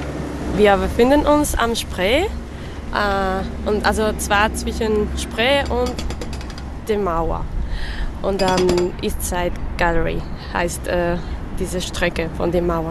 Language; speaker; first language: German; non-native, learner; French